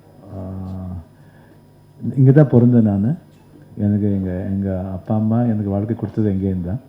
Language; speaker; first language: Tamil; non-native, local second language; Kannada